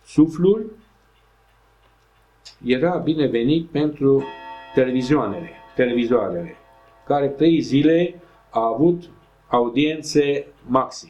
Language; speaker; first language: Romanian; non-native, local second language; Hungarian